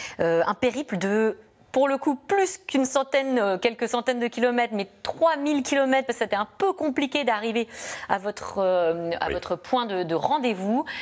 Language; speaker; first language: French; native; French